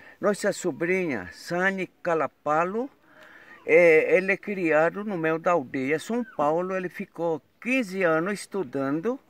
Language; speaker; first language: Portuguese; non-native, local second language; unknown